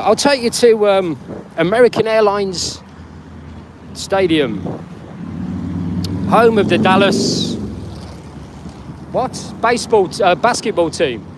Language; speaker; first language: English; native; English